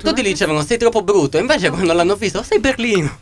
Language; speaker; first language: Italian; native; Italian